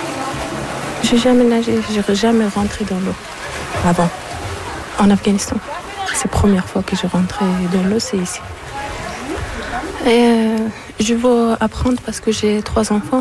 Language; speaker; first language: French; non-native, learner; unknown